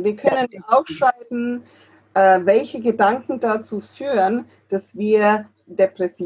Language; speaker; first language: German; non-native, fluent; English